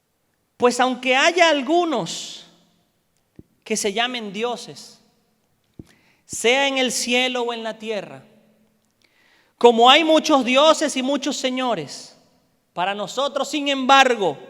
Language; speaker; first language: Spanish; native; Spanish